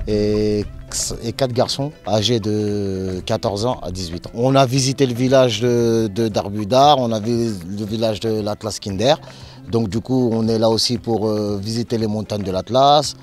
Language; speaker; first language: French; native; French